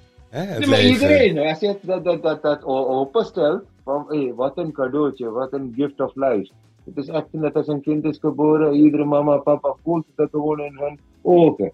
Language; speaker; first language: Dutch; non-native, fluent; Malayalam